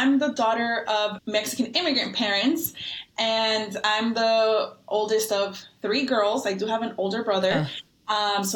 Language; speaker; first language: English; native; English